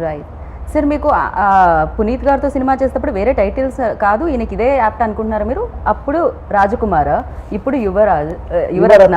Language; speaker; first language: Telugu; native; Telugu